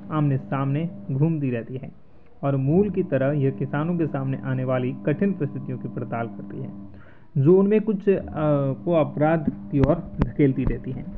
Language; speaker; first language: Hindi; native; Hindi